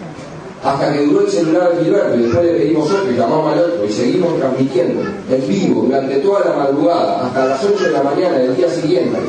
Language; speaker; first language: Spanish; native; Spanish